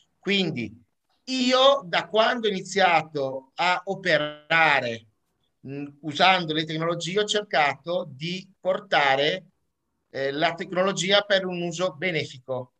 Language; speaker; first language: Italian; native; Italian